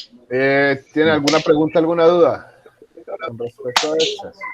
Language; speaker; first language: Spanish; native; Spanish